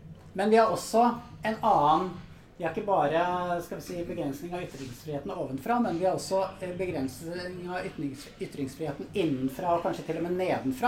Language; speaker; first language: Norwegian; native; Norwegian